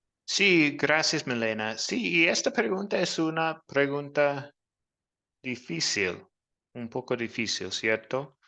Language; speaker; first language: Spanish; non-native, fluent; English